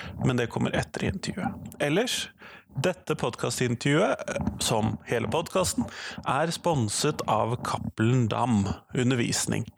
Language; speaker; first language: Norwegian; native; Norwegian